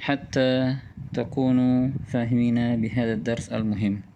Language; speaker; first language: Arabic; non-native, fluent; Indonesian